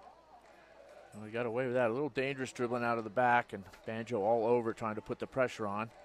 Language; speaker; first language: English; native; English